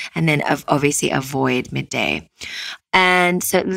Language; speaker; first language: English; native; English